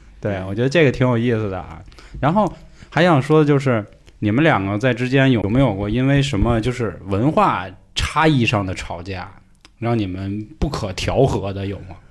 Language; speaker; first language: Chinese; native; Chinese